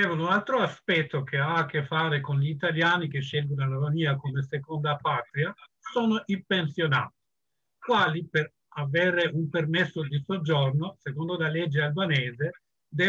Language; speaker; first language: Italian; non-native, fluent; Albanian